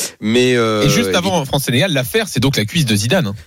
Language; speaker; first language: French; native; French